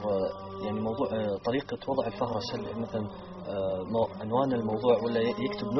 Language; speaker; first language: Arabic; native; Arabic